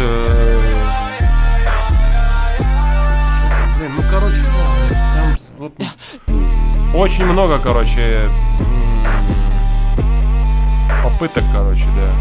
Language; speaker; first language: Russian; native; Russian